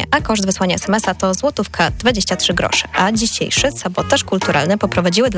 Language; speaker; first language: Polish; native; Polish